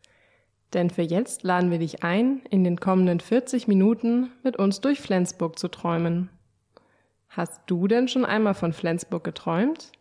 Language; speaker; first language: German; native; German